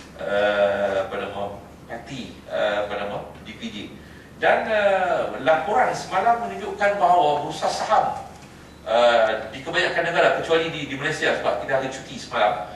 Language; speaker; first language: Malay; native; Malay